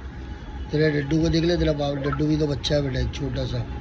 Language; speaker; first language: Hindi; native; Hindi